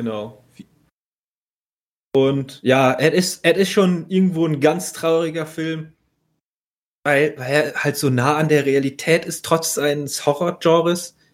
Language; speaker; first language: German; native; German